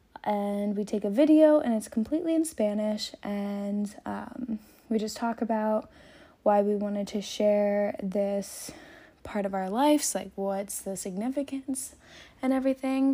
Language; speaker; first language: English; native; English